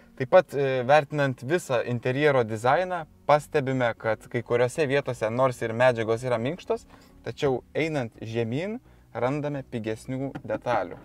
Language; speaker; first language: Lithuanian; native; Lithuanian